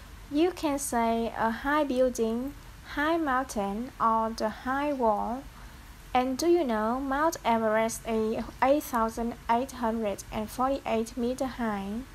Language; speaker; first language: English; non-native, fluent; Vietnamese